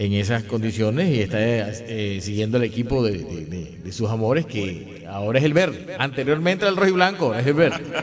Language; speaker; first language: Spanish; native; Spanish